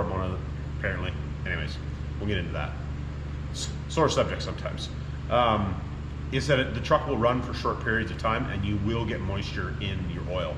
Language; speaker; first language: English; native; English